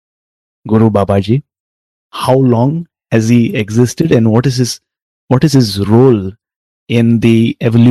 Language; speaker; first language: English; non-native, local second language; Tamil